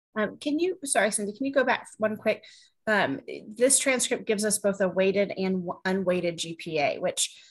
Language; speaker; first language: English; native; English